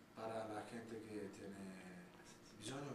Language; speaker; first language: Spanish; non-native, learner; Italian